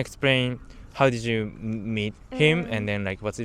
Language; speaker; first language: English; non-native, fluent; Japanese